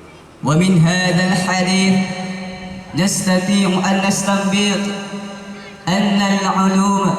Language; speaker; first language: Arabic; non-native, learner; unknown